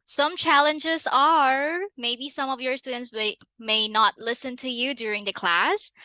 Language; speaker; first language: English; non-native, fluent; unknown